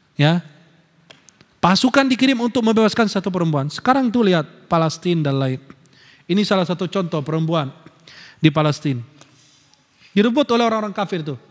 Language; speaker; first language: Indonesian; non-native, fluent; Arabic